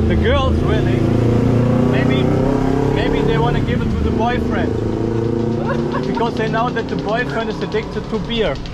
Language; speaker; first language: English; non-native, fluent; German